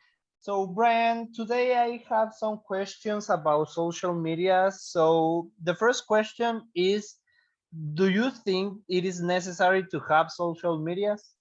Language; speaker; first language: English; non-native, learner; Spanish